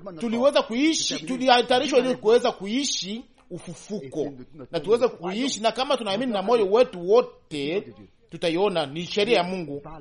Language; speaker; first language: Swahili; native; Swahili